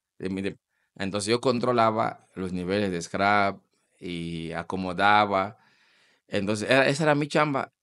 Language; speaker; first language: Spanish; non-native, fluent; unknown